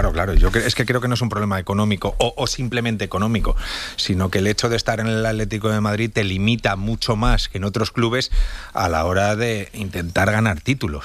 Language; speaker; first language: Spanish; native; Spanish